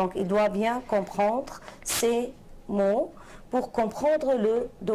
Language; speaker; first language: French; non-native, fluent; Arabic